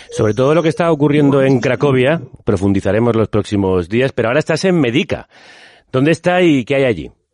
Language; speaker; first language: Spanish; native; Spanish